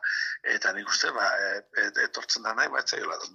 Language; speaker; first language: Basque; native; Basque